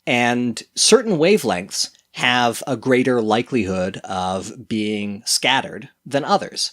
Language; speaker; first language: English; native; English